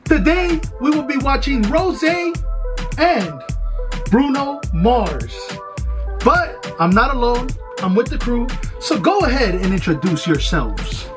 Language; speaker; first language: English; early bilingual, other home language; Spanish